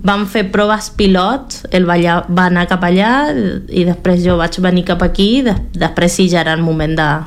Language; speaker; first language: Catalan; non-native, fluent; Spanish